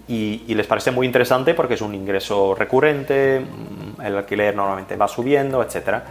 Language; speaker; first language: Spanish; non-native, fluent; Dutch